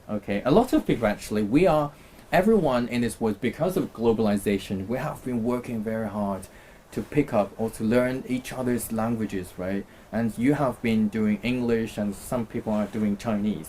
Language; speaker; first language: English; non-native, fluent; Chinese